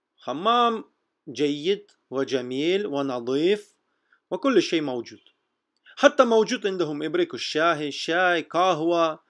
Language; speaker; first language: Arabic; non-native, fluent; Russian